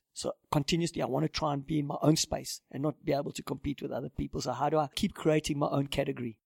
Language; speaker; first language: English; native; English